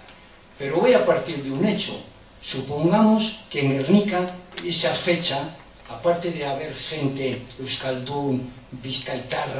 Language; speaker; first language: Spanish; native; Spanish